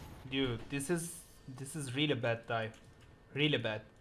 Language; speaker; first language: English; non-native, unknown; Turkish